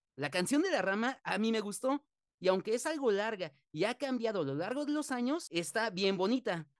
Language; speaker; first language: Spanish; native; Spanish